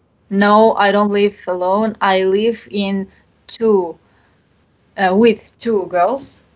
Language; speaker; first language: English; non-native, learner; Bashkir